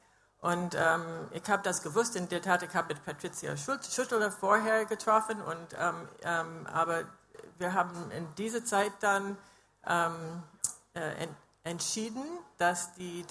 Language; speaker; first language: German; non-native, fluent; English